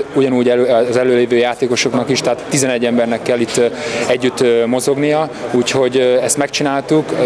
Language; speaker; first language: Hungarian; native; Hungarian